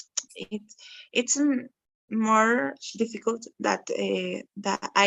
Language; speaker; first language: English; non-native, learner; Spanish